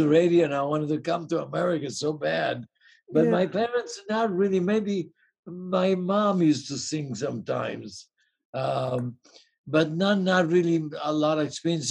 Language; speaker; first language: English; non-native, fluent; Italian